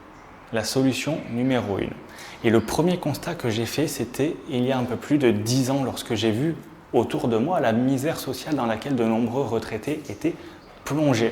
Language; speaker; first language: French; native; French